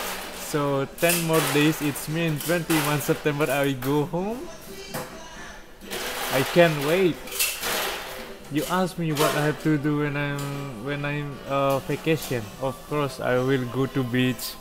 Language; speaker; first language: English; non-native, learner; Indonesian